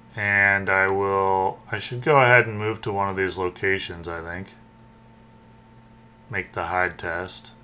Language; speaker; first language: English; native; English